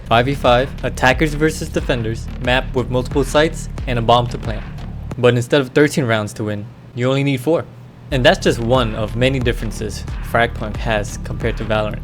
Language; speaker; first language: English; native; English